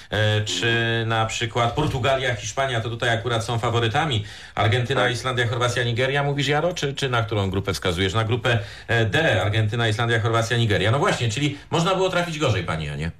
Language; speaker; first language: Polish; native; Polish